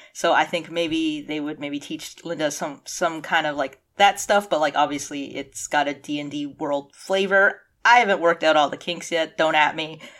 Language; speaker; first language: English; early bilingual, other home language; Cantonese